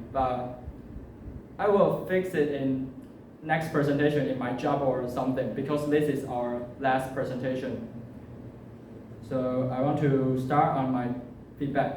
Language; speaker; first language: English; non-native, learner; Chinese